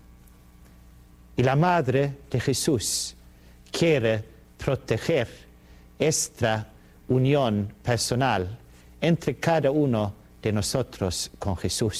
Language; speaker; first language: Spanish; non-native, fluent; Swedish